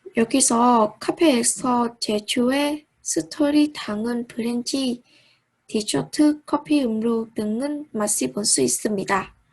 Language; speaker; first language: Korean; non-native, learner; Vietnamese